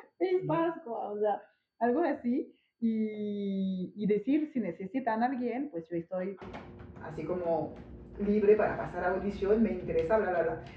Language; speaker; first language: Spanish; non-native, fluent; French